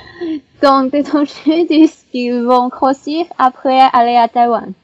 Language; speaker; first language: French; non-native, learner; Chinese